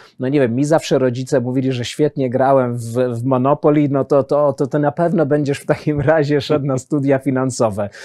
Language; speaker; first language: Polish; early bilingual, heritage; Polish